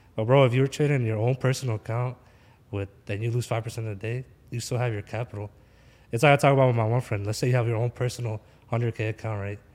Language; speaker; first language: English; native; English